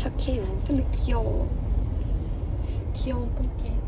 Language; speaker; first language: Korean; early bilingual, heritage; English